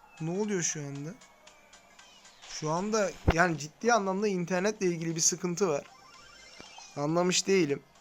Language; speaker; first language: Turkish; native; Turkish